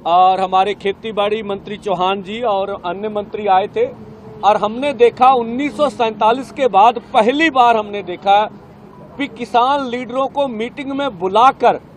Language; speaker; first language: Hindi; non-native, local second language; Punjabi